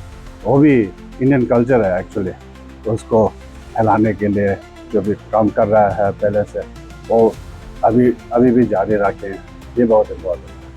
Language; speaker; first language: Hindi; non-native, local second language; Tibetan